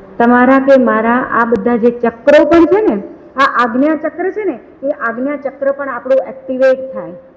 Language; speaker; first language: Gujarati; non-native, local second language; Kachhi